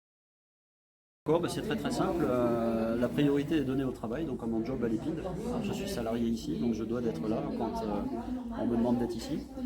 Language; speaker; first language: French; native; French